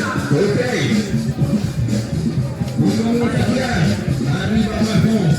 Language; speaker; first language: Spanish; non-native, fluent; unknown